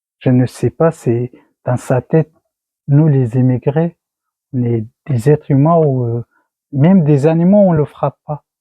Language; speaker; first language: French; non-native, learner; Persian